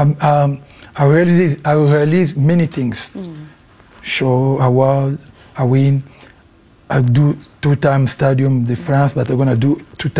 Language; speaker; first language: English; non-native, learner; Lingala